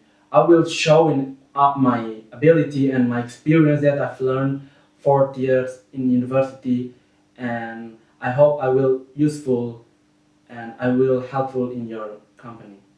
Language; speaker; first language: English; non-native, learner; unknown